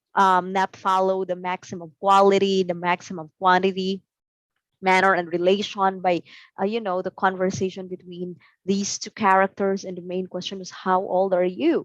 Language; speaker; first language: English; non-native, local second language; Cebuano